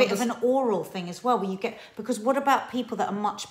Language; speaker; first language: English; native; English